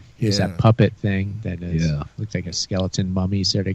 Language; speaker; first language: English; native; English